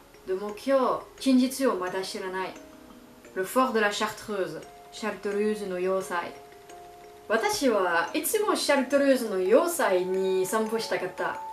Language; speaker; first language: Japanese; non-native, learner; French